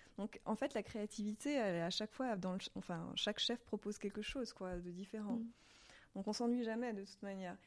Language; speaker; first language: French; native; French